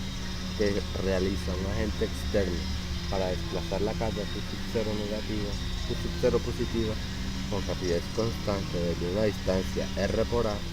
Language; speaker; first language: Spanish; native; Spanish